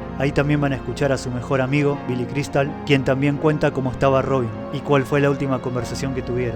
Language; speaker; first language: Spanish; native; Spanish